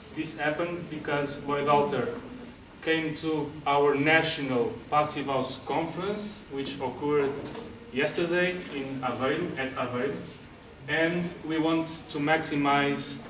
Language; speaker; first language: English; non-native, fluent; Portuguese